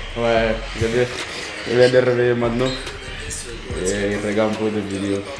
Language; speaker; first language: French; non-native, learner; Portuguese